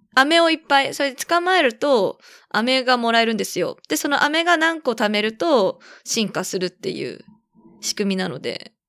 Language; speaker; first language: Japanese; native; Japanese